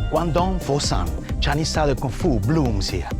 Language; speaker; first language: English; non-native, fluent; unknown